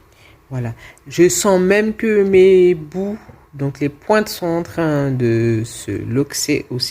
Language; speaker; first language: French; native; French